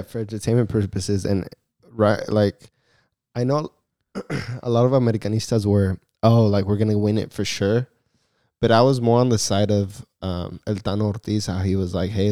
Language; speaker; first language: English; early bilingual, other home language; Spanish